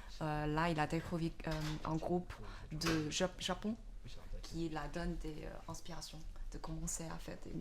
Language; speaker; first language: French; non-native, learner; Chinese